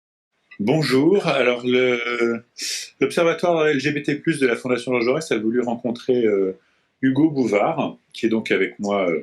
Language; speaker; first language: French; native; French